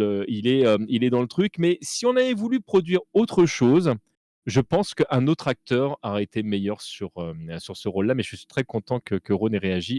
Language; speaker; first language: French; native; French